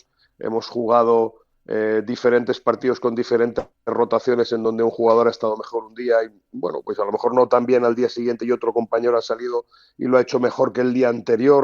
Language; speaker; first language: Spanish; native; Spanish